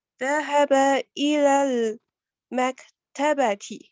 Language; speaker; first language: Arabic; non-native, learner; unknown